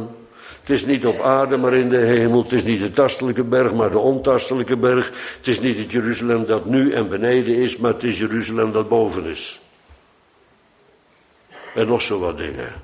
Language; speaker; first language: Dutch; native; Dutch